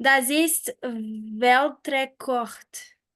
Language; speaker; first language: German; non-native, learner; Portuguese